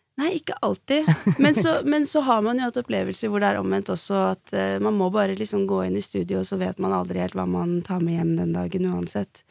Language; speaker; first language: Norwegian; native; Norwegian